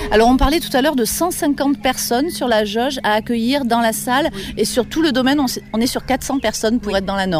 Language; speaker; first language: French; native; French